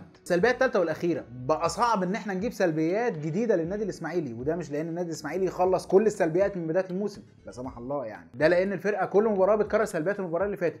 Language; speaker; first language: Arabic; native; Arabic